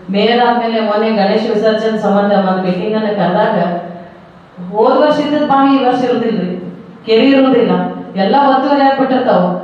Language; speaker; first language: Kannada; native; Kannada